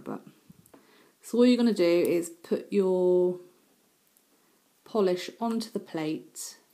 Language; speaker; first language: English; native; English